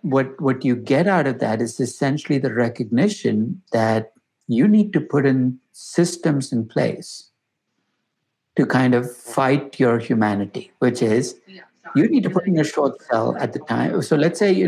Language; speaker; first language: English; non-native, local second language; Tamil